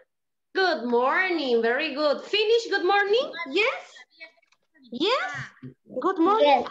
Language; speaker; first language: English; non-native, learner; Spanish